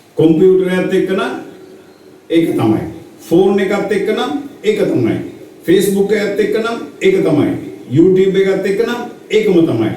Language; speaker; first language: Sinhala; native; Sinhala